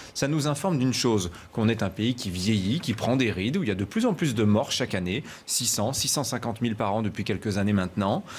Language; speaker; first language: French; native; French